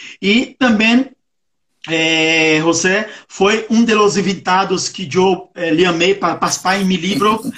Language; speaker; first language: Portuguese; non-native, learner; Spanish